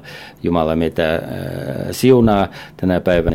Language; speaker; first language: Finnish; non-native, fluent; Russian